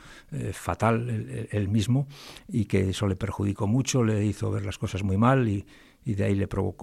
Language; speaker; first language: Spanish; native; Spanish